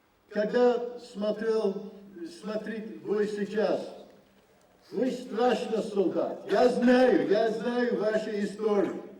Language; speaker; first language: Russian; non-native, learner; English